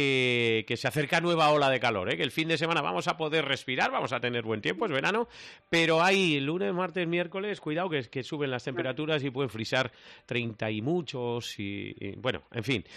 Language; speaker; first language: Spanish; native; Spanish